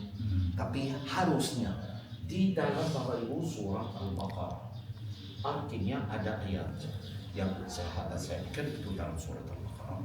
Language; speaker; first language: Indonesian; non-native, fluent; Arabic